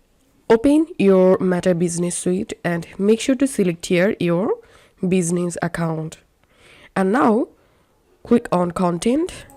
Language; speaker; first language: English; non-native, fluent; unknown